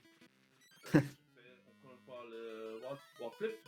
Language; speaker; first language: French; non-native, learner; English